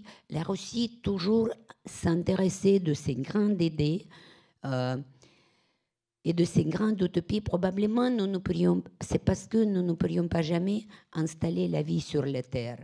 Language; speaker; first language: French; non-native, fluent; Russian